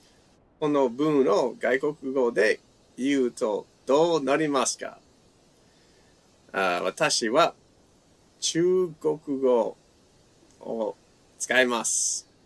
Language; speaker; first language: Japanese; non-native, fluent; English